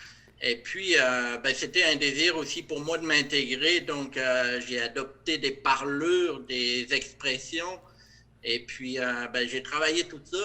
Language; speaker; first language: French; native; French